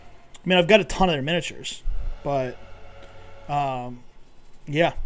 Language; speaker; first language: English; native; English